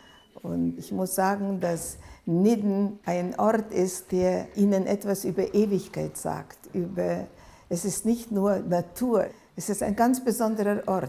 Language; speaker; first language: German; non-native, fluent; Lithuanian